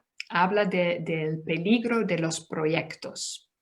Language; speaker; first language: Spanish; non-native, fluent; Dutch